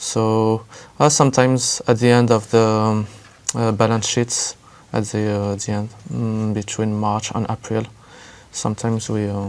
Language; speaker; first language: English; non-native, learner; French